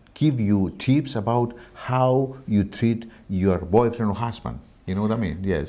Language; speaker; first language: English; non-native, fluent; Greek